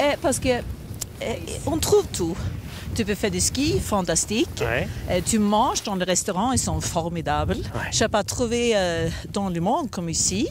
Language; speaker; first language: French; non-native, learner; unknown